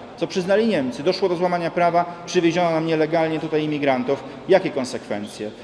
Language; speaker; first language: Polish; native; Polish